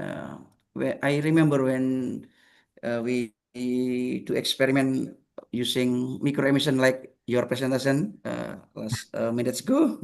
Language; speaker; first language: English; non-native, learner; Indonesian